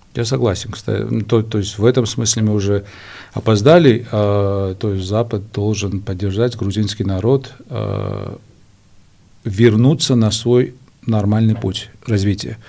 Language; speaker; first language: Russian; non-native, local second language; Georgian